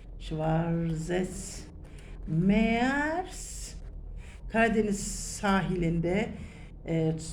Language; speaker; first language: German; non-native, learner; Turkish